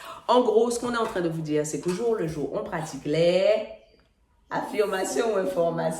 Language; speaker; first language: French; native; French